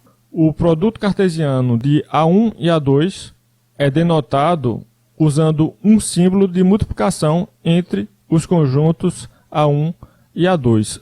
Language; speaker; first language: Portuguese; native; Portuguese